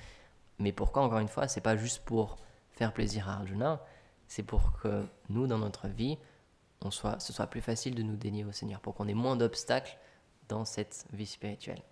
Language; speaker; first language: French; native; French